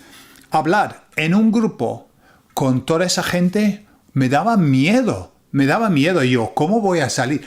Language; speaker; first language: Spanish; non-native, fluent; English